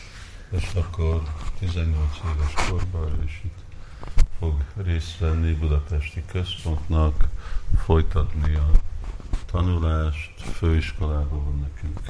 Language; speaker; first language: Hungarian; early bilingual, heritage; Hungarian